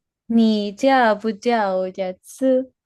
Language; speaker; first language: Chinese; non-native, learner; Spanish